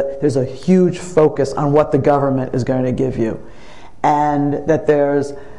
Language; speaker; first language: English; native; English